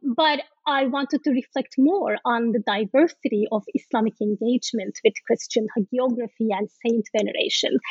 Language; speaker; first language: English; non-native, fluent; Turkish